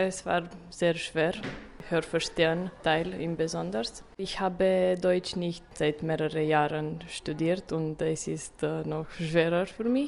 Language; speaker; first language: German; non-native, learner; Romanian